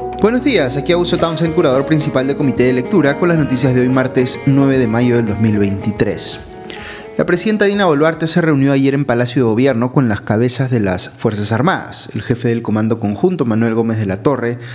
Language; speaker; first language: Spanish; native; Spanish